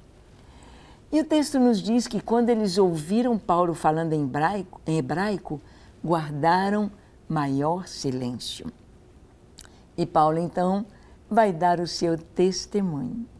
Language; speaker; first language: Portuguese; native; Portuguese